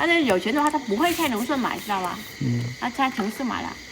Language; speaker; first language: Chinese; non-native, fluent; Vietnamese